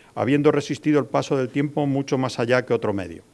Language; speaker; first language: Spanish; native; Spanish